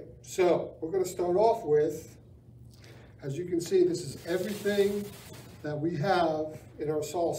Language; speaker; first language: English; native; English